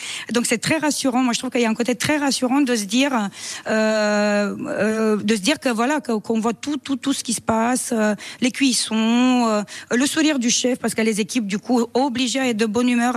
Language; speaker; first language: French; non-native, fluent; Romanian